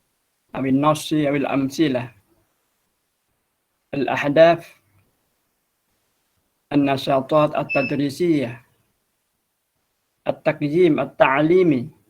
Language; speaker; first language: Arabic; non-native, fluent; Malay